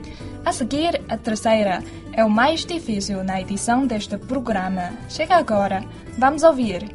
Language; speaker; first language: Portuguese; non-native, fluent; Chinese